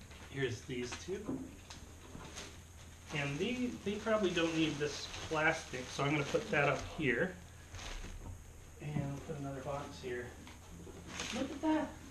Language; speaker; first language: English; native; English